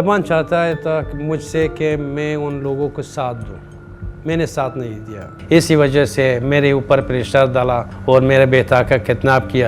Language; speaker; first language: Hindi; non-native, learner; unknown